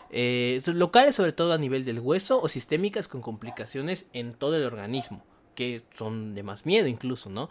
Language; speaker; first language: Spanish; native; Spanish